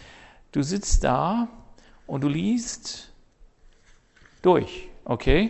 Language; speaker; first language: German; non-native, fluent; English